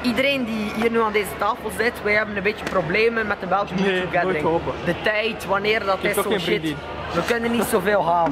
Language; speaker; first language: Dutch; native; Dutch